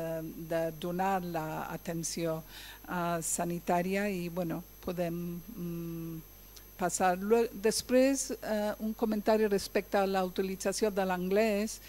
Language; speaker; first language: Catalan; non-native, fluent; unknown